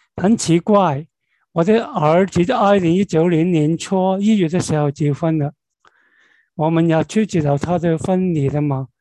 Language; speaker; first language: Chinese; non-native, local second language; Cantonese